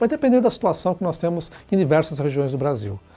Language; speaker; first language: Portuguese; native; Portuguese